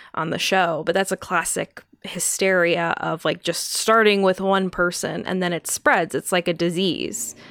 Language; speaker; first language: English; native; English